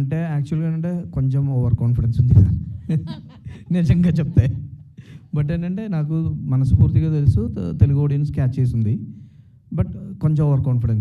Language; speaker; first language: Telugu; non-native, local second language; Malayalam